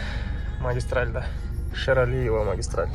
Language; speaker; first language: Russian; non-native, local second language; Kyrgyz